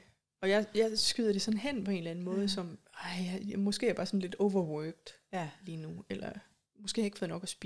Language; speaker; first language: Danish; native; Danish